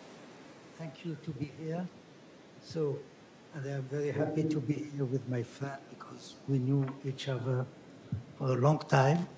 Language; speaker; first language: English; non-native, learner; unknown